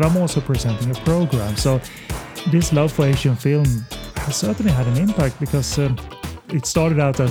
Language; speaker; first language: English; non-native, fluent; Swedish